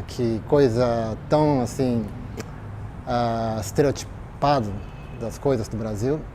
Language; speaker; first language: Portuguese; non-native, fluent; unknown